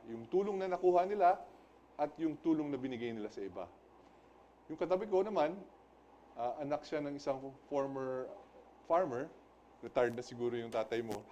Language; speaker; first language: Filipino; native; Filipino